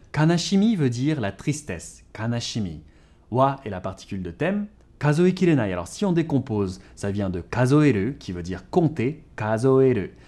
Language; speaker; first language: French; native; French